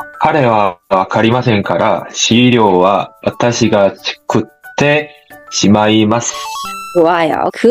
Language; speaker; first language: Japanese; non-native, learner; Korean